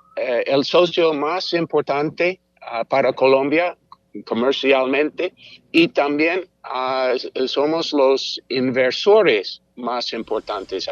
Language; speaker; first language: Spanish; non-native, fluent; English